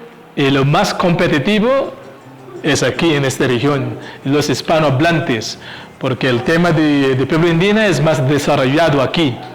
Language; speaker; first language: Spanish; non-native, fluent; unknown